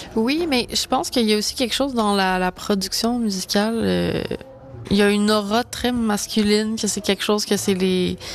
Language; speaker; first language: French; native; French